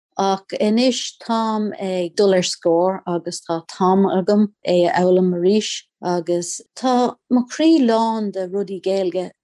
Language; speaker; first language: Irish; non-native, local second language; English